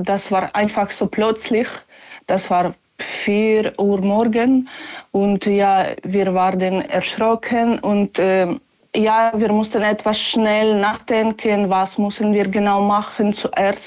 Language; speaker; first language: German; non-native, learner; Ukrainian